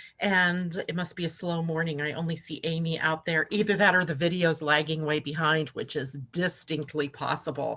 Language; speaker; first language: English; native; English